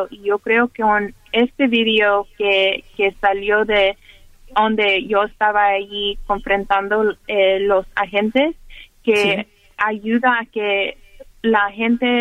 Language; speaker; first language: Spanish; early bilingual, heritage; Spanish